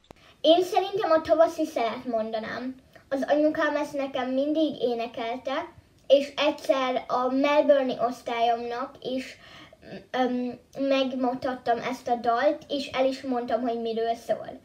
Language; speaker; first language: Hungarian; early bilingual, heritage; Hungarian